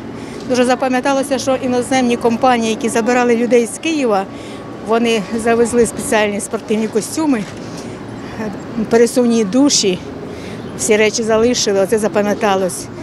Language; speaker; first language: Ukrainian; native; Ukrainian